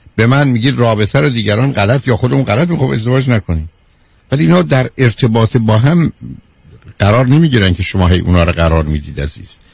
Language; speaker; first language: Persian; native; Persian